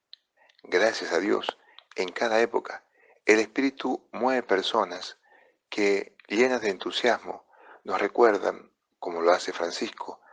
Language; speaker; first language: Spanish; non-native, fluent; Italian